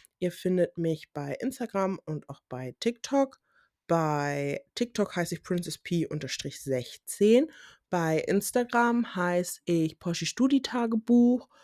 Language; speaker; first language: German; native; German